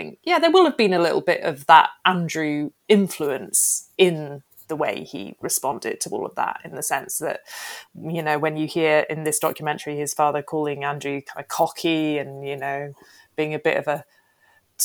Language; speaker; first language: English; native; English